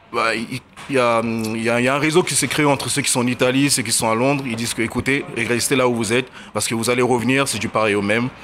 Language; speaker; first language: French; early bilingual, other home language; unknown